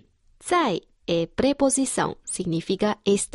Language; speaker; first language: Portuguese; non-native, fluent; Chinese